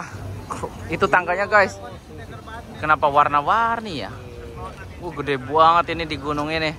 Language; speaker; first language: Indonesian; native; Indonesian